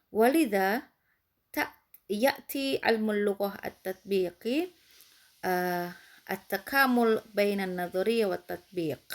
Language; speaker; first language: Arabic; non-native, fluent; Indonesian